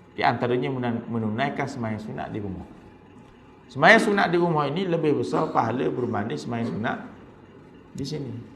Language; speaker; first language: Malay; native; Malay